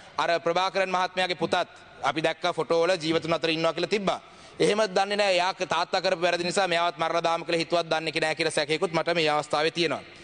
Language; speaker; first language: Sinhala; non-native, local second language; Tamil